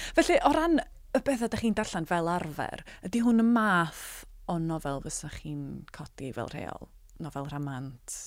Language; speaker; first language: Welsh; native; Welsh